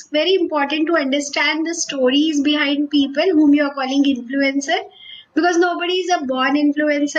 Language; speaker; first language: English; non-native, local second language; Hindi